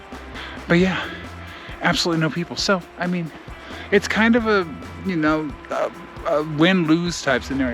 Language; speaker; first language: English; native; English